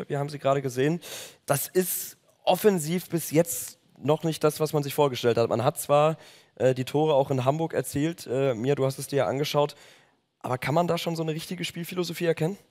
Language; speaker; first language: German; native; German